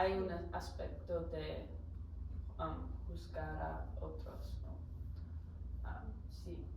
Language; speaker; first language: Spanish; non-native, learner; English